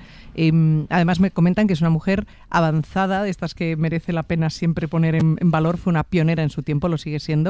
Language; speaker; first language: Spanish; native; Spanish